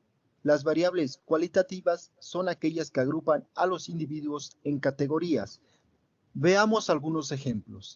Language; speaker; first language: Spanish; native; Spanish